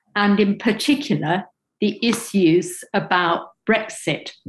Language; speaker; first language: English; native; English